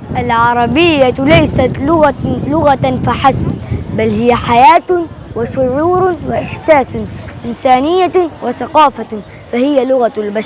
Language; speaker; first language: Arabic; non-native, learner; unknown